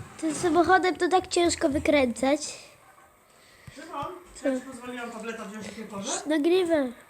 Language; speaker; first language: Polish; native; Polish